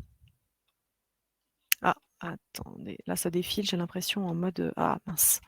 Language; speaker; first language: French; native; French